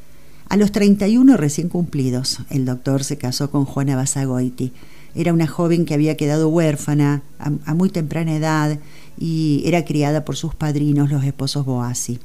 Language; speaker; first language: Spanish; native; Spanish